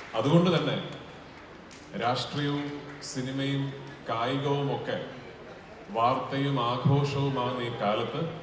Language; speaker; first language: Malayalam; native; Malayalam